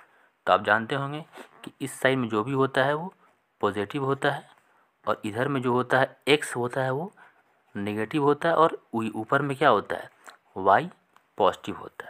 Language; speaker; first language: Hindi; native; Hindi